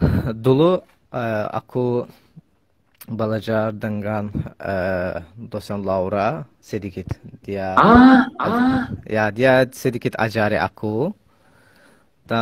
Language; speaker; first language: Indonesian; non-native, learner; Azerbaijani